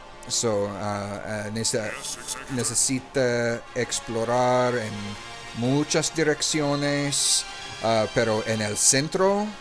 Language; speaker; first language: Spanish; non-native, learner; English